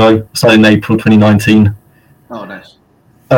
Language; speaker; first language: English; native; English